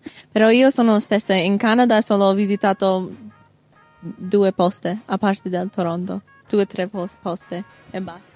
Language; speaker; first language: Italian; non-native, learner; English